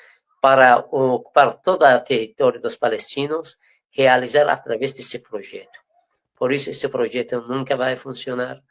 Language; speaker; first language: Portuguese; non-native, fluent; Persian